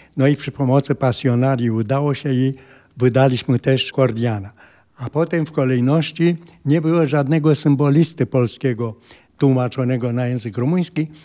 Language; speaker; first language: Polish; non-native, fluent; Romanian